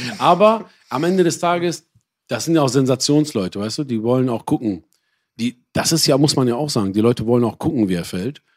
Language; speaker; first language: German; early bilingual, other home language; Persian